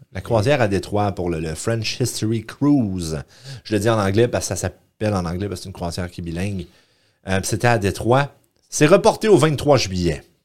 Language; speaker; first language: French; native; French